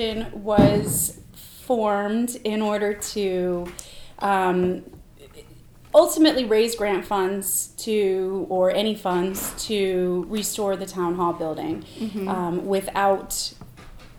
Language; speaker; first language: English; native; English